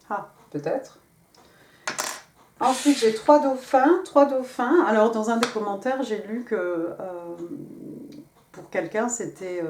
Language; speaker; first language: French; native; French